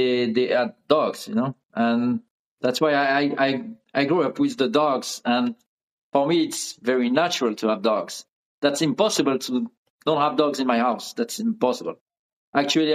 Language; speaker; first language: English; non-native, learner; French